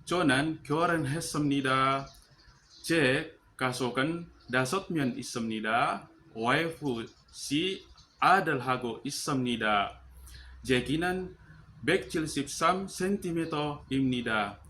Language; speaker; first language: Korean; non-native, learner; Indonesian